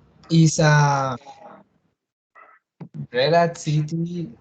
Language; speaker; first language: English; non-native, learner; Spanish